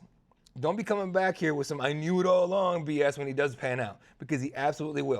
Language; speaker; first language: English; native; English